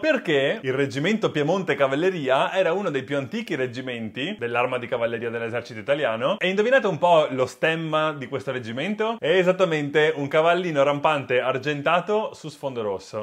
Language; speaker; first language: Italian; native; Italian